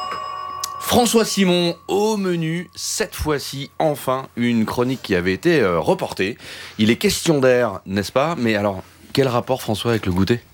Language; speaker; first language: French; native; French